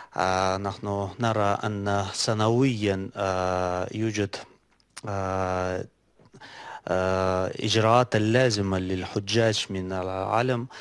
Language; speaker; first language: Arabic; non-native, fluent; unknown